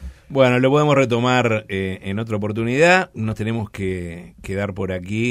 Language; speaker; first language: Spanish; native; Spanish